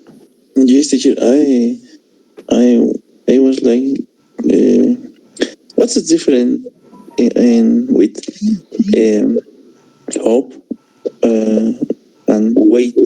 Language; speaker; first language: English; non-native, learner; Spanish